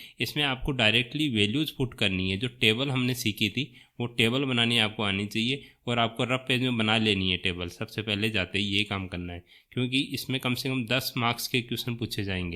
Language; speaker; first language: Hindi; native; Hindi